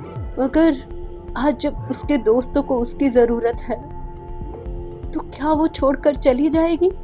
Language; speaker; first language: Hindi; native; Hindi